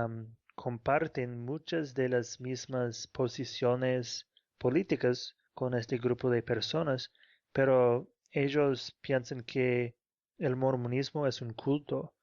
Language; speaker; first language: Spanish; non-native, fluent; English